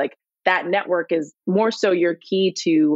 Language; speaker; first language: English; native; English